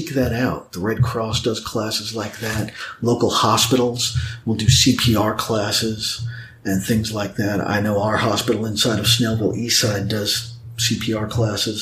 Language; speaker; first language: English; native; English